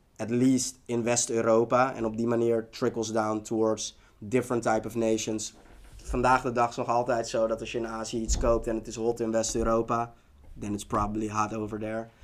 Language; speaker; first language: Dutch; early bilingual, other home language; Tigrinya